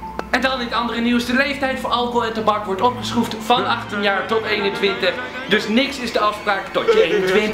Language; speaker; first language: Dutch; native; Dutch